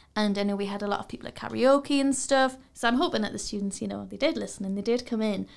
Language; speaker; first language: English; native; English